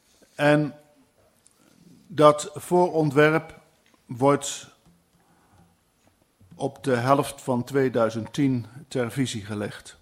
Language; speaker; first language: Dutch; native; Dutch